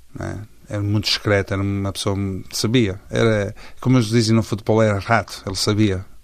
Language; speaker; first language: Portuguese; early bilingual, heritage; Portuguese